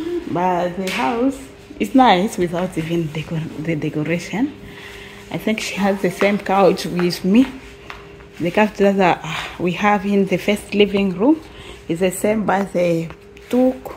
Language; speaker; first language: English; non-native, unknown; Swahili